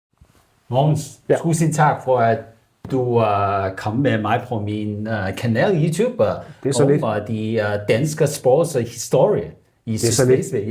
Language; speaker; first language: Danish; non-native, learner; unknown